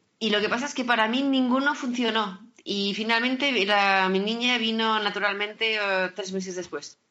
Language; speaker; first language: Spanish; early bilingual, heritage; French